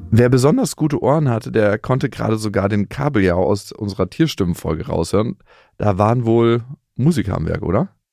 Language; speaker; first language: German; native; German